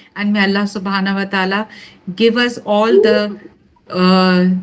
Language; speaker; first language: English; non-native, local second language; Urdu